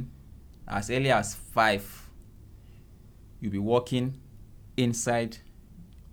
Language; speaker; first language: English; non-native, local second language; Igbo